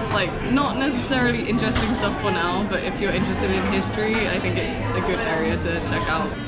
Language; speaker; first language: English; native; English